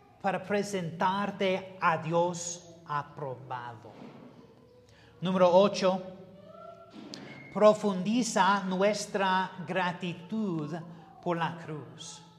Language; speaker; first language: Spanish; non-native, learner; English